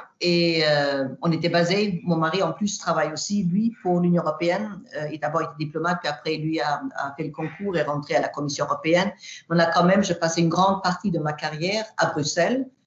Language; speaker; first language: French; non-native, fluent; Swedish